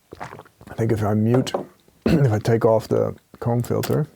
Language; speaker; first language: English; non-native, fluent; Dutch